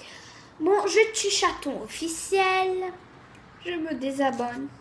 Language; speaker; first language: French; native; French